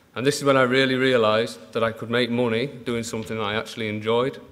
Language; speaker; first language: English; native; English